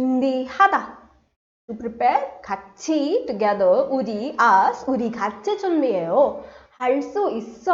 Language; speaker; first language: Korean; non-native, fluent; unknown